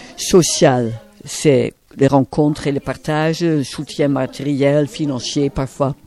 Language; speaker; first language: French; native; French